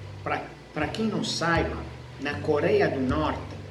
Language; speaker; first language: Portuguese; non-native, fluent; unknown